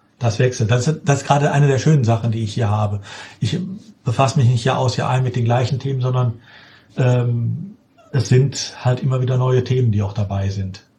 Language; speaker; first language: German; native; German